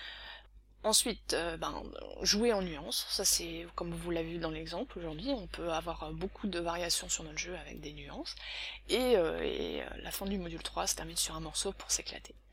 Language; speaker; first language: French; native; French